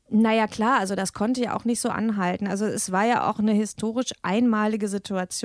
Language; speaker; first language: German; native; German